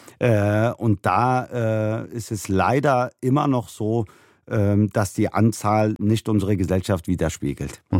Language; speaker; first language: German; early bilingual, other home language; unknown